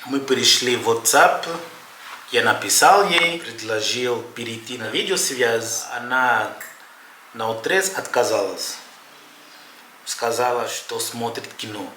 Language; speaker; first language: Russian; non-native, fluent; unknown